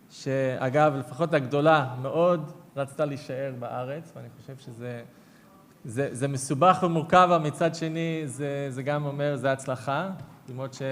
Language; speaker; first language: Hebrew; non-native, fluent; English